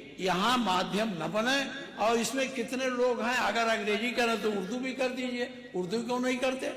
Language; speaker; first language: Hindi; native; Hindi